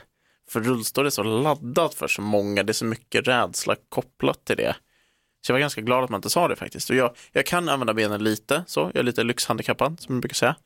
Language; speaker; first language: Swedish; native; Swedish